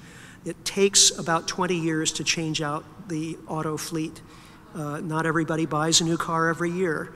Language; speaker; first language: English; native; English